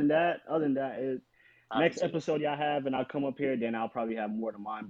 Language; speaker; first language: English; native; English